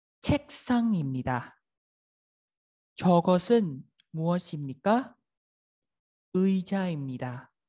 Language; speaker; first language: Korean; non-native, fluent; Vietnamese